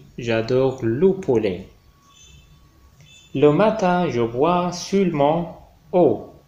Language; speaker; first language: French; non-native, fluent; Arabic